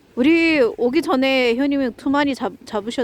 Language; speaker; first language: Korean; non-native, fluent; Chinese